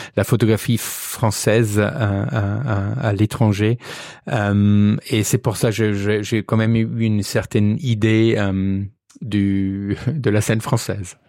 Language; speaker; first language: French; non-native, fluent; German